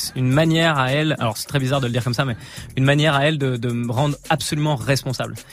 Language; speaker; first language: French; native; French